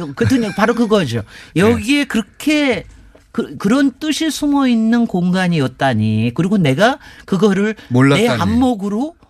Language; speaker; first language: Korean; native; Korean